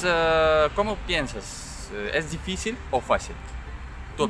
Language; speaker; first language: Spanish; non-native, learner; Russian